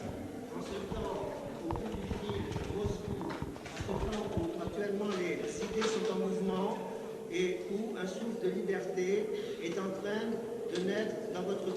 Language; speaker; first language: French; native; French